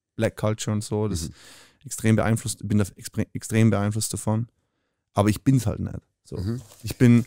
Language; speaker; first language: German; native; German